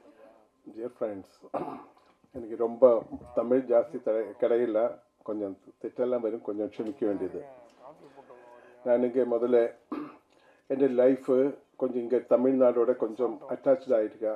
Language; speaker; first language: Tamil; non-native, learner; Malayalam